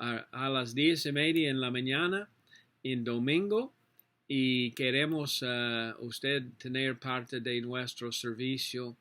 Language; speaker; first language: Spanish; non-native, learner; English